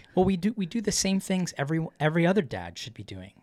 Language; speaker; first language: English; native; English